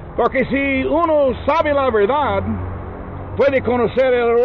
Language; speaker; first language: Spanish; non-native, learner; English